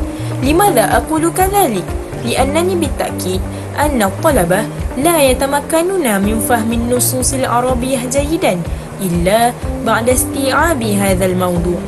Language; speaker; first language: Arabic; non-native, fluent; Malay